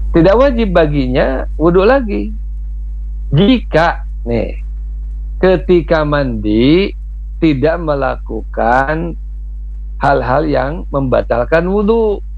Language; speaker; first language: Indonesian; non-native, local second language; Sundanese